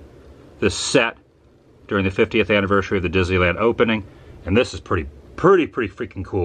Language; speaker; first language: English; native; English